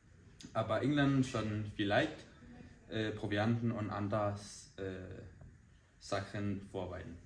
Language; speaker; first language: German; non-native, learner; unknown